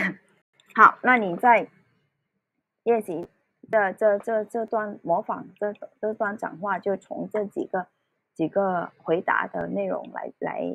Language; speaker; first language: Chinese; early bilingual, heritage; Cantonese